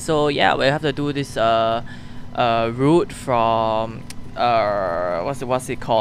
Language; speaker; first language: English; native; English